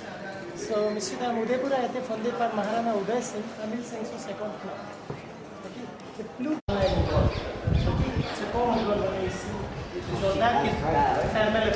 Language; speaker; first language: French; non-native, learner; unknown